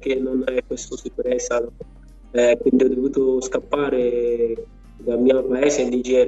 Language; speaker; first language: Italian; non-native, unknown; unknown